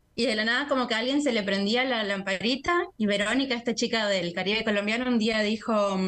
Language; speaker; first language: Spanish; native; Spanish